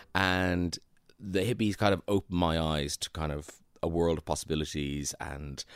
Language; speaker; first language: English; native; English